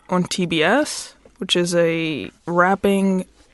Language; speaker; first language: English; native; English